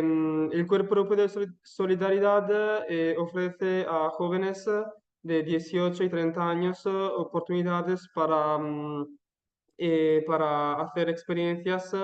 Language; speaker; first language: Spanish; non-native, learner; Italian